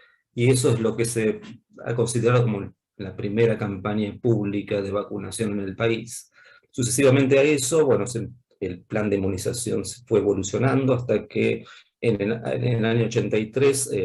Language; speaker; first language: Spanish; native; Spanish